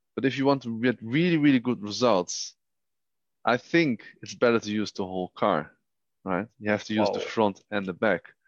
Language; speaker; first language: English; non-native, fluent; Dutch